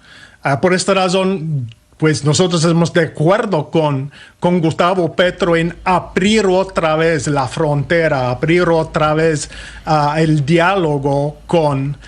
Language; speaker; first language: Spanish; non-native, fluent; English